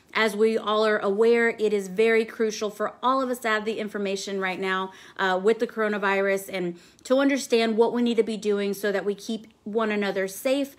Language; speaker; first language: English; early bilingual, other home language; Spanish